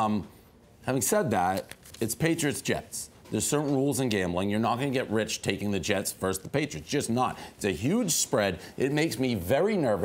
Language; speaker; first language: English; native; English